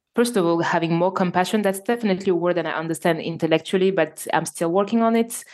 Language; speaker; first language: English; non-native, fluent; French